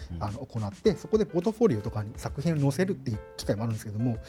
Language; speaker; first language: Japanese; non-native, fluent; Burmese